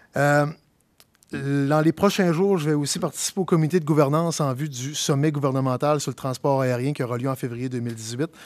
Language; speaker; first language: French; native; French